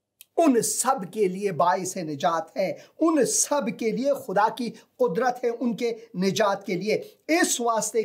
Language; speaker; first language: Hindi; non-native, fluent; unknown